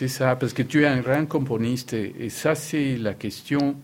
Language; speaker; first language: French; non-native, fluent; Spanish